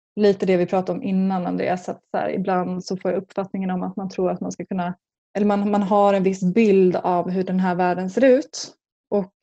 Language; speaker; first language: Swedish; native; Swedish